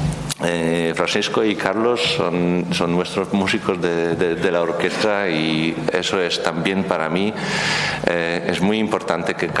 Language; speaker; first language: Spanish; non-native, learner; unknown